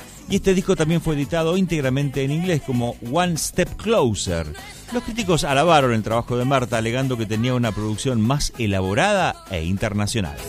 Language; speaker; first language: Spanish; native; Spanish